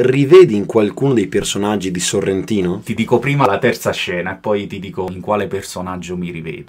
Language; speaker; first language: Italian; native; Italian